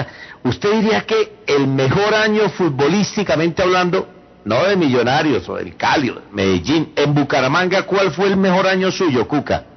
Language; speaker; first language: Spanish; native; Spanish